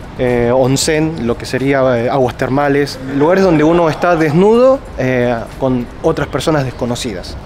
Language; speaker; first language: Spanish; native; Spanish